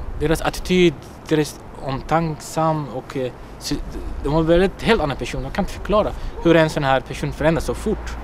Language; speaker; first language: Swedish; non-native, fluent; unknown